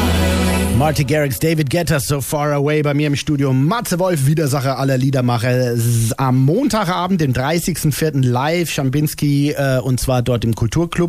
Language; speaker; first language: German; native; German